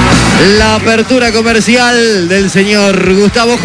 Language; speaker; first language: Spanish; native; Spanish